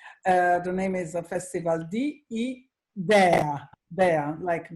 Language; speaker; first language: English; non-native, learner; Italian